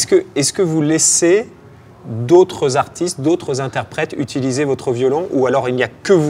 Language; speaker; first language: French; native; French